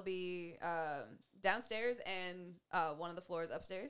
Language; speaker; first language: English; native; English